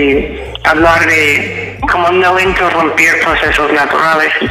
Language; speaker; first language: Spanish; non-native, fluent; English